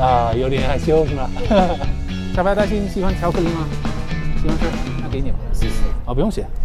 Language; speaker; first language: Chinese; non-native, fluent; English